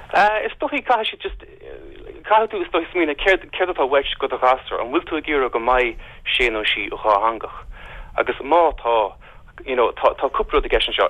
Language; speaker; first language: Irish; native; Irish